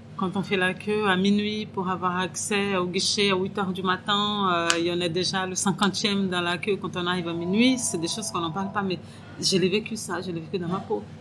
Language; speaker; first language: French; non-native, fluent; Portuguese